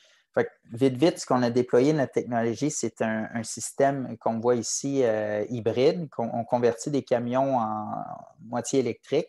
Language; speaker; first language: French; native; French